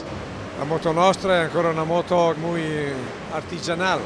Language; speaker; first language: Spanish; non-native, fluent; Italian